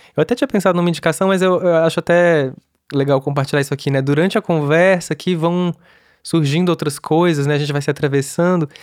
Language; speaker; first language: Portuguese; native; Portuguese